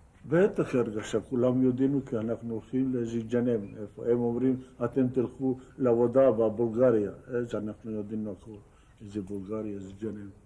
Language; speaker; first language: Hebrew; non-native, fluent; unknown